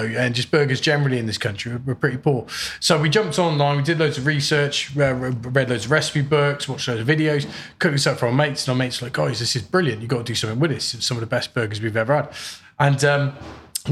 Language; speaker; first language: English; native; English